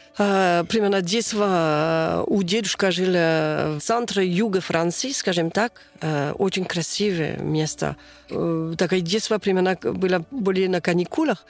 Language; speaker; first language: Russian; non-native, learner; French